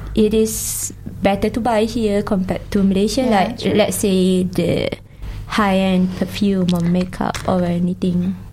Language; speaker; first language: English; non-native, local second language; Malay